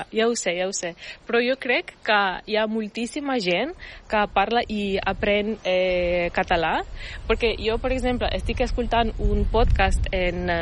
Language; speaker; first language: Catalan; non-native, fluent; Ukrainian